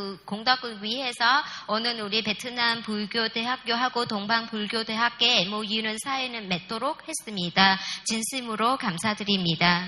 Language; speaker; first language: Korean; non-native, fluent; Vietnamese